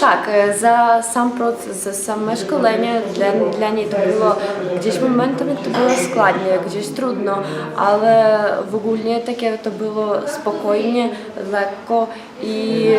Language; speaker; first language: Polish; non-native, learner; Ukrainian